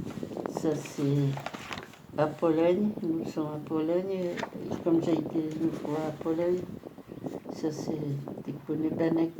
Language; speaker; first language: French; non-native, learner; Polish